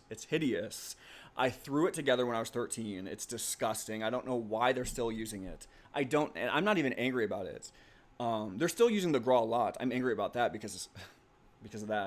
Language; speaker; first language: English; native; English